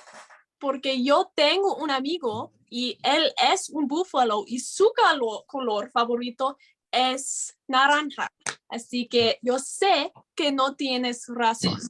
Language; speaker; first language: Spanish; non-native, learner; English